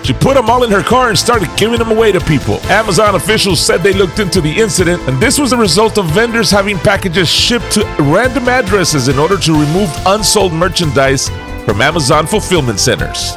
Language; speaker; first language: English; early bilingual, other home language; Spanish